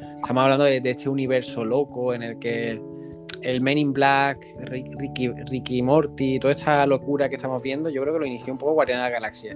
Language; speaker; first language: Spanish; native; Spanish